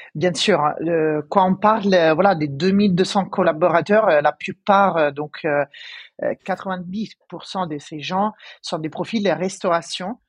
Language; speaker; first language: French; non-native, fluent; Italian